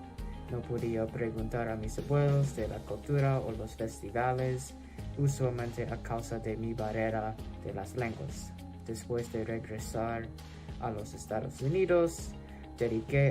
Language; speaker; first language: Spanish; non-native, fluent; English